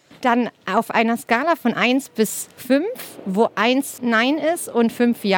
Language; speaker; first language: German; native; German